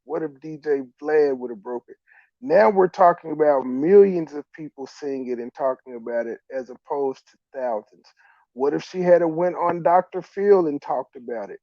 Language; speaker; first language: English; native; English